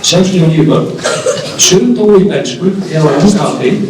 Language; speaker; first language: Icelandic; native; Icelandic